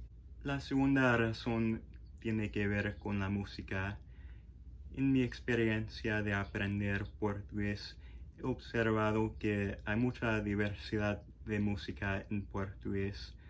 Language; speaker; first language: Spanish; non-native, fluent; English